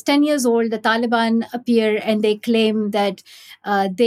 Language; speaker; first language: English; non-native, local second language; Pashto